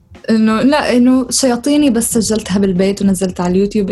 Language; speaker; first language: Arabic; native; Arabic